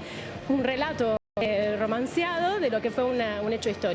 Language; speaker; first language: Spanish; native; Spanish